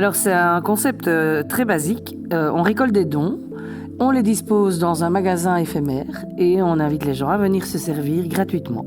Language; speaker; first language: French; native; French